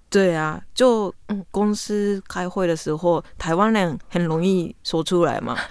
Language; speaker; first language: Chinese; non-native, fluent; Japanese